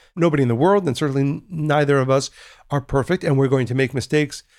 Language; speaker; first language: English; early bilingual, other home language; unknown